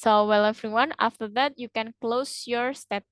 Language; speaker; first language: English; non-native, fluent; Indonesian